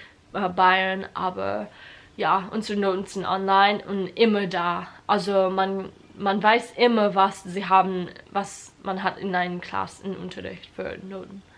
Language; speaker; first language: German; non-native, learner; English